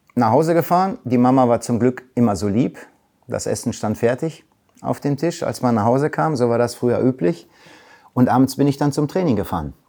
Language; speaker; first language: German; early bilingual, other home language; Polish